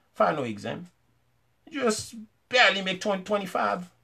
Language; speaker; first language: English; non-native, fluent; Haitian Creole